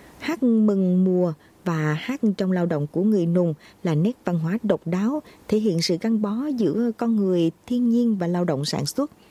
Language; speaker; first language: Vietnamese; native; Vietnamese